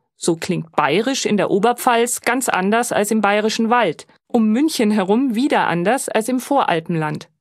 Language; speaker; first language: German; native; German